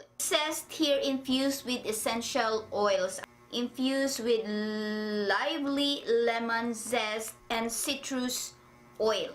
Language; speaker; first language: English; non-native, fluent; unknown